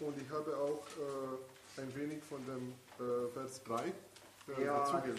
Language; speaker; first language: German; non-native, fluent; Italian